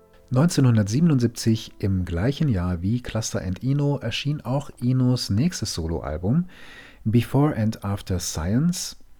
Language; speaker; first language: German; native; German